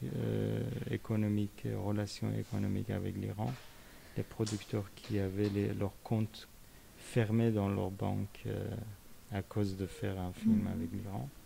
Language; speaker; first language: French; non-native, fluent; Persian